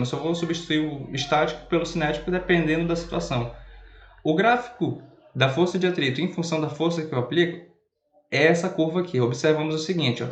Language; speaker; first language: Portuguese; native; Portuguese